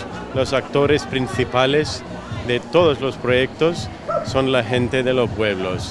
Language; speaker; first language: Spanish; early bilingual, heritage; Spanish